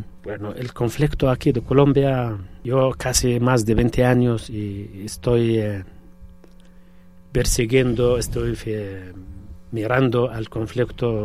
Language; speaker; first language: Spanish; non-native, fluent; Arabic